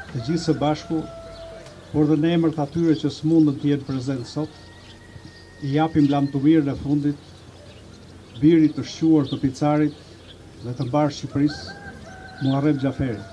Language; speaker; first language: Albanian; native; Albanian